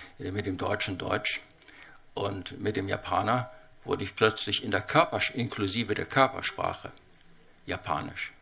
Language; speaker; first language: German; early bilingual, heritage; Chinese